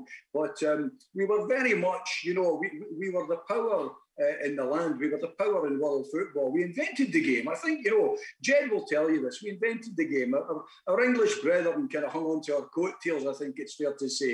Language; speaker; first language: English; native; English